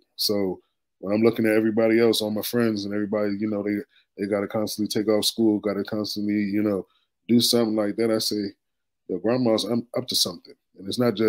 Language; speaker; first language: English; native; English